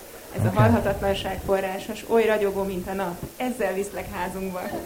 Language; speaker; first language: Hungarian; native; Hungarian